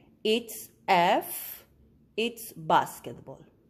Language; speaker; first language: English; non-native, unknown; Spanish